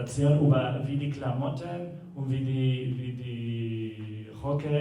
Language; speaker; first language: German; non-native, learner; Spanish